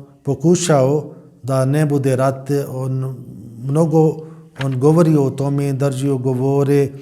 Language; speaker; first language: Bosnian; non-native, learner; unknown